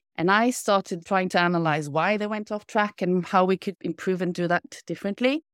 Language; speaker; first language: English; non-native, fluent; Norwegian